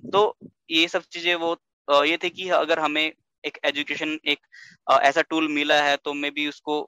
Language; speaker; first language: Hindi; native; Hindi